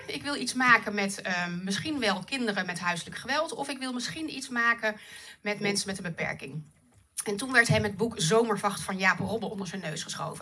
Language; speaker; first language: Dutch; native; Dutch